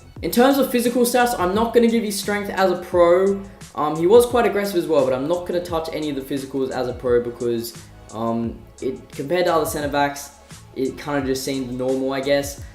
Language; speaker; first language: English; native; English